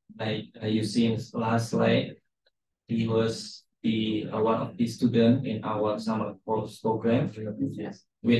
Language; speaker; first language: English; non-native, fluent; Indonesian